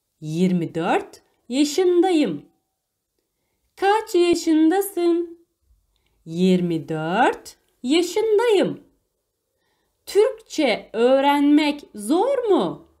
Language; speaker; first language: Turkish; non-native, fluent; Arabic